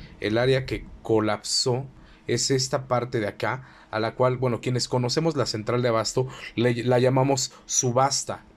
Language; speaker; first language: Spanish; native; Spanish